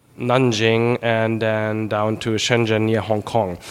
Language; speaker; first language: English; non-native, fluent; German